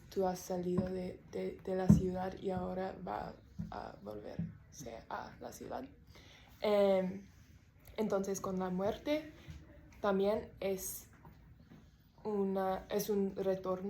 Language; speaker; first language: Spanish; non-native, learner; English